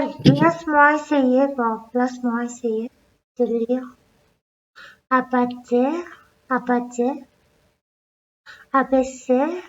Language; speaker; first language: French; non-native, learner; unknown